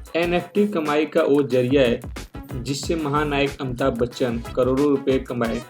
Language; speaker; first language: Hindi; native; Hindi